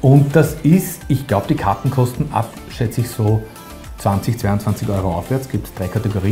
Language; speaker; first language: German; native; German